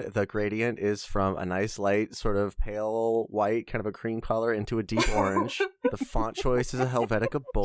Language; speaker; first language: English; native; English